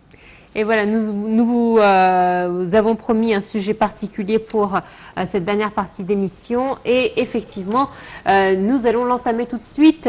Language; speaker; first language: French; non-native, fluent; Arabic